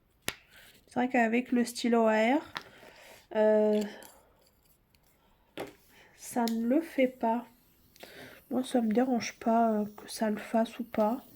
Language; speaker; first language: French; native; French